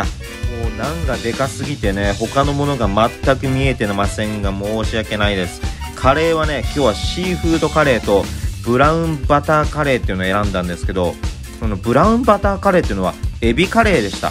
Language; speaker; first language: Japanese; native; Japanese